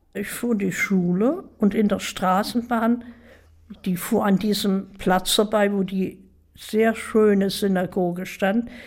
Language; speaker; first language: German; native; German